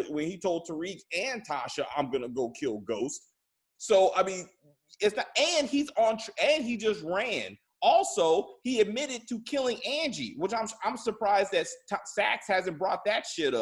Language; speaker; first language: English; native; English